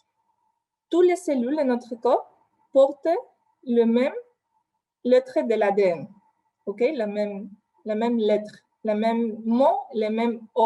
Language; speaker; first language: French; non-native, fluent; Spanish